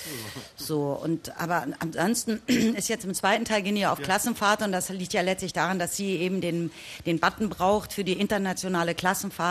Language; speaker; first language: German; native; German